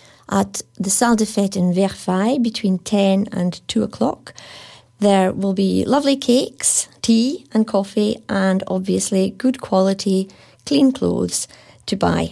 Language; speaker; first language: English; native; English